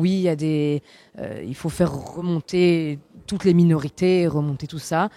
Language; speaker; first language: French; native; French